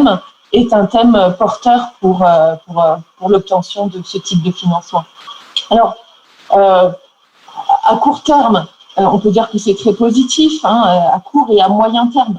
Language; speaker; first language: French; native; French